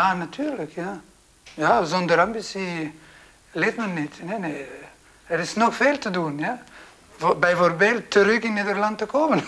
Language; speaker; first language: Dutch; non-native, local second language; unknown